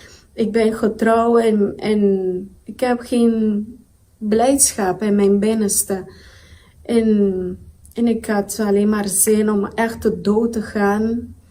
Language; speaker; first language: Dutch; non-native, local second language; Papiamento